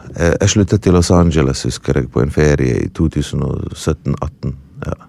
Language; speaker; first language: Norwegian; early bilingual, other home language; Bosnian